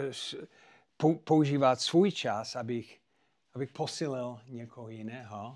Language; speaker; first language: Czech; non-native, fluent; English